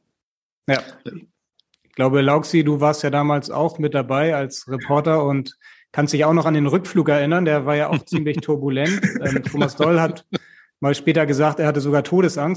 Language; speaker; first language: German; native; German